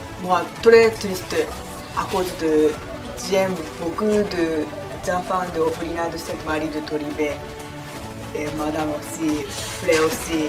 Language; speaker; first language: French; non-native, learner; Japanese